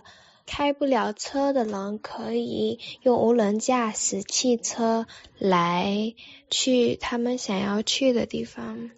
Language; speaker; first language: Chinese; early bilingual, other home language; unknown